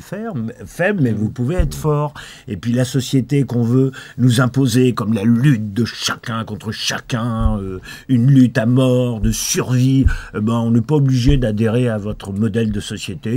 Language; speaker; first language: French; native; French